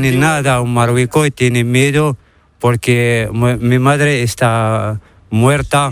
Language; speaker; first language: Spanish; non-native, learner; Arabic